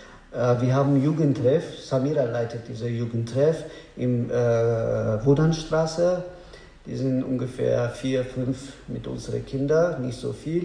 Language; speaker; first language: German; non-native, learner; Azerbaijani